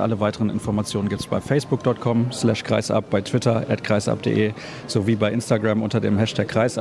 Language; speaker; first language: German; native; German